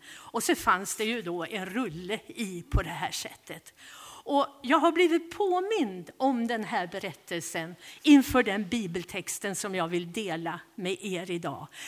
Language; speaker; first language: Swedish; native; Swedish